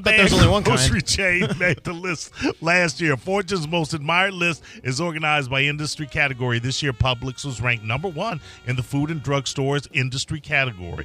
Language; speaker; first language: English; native; English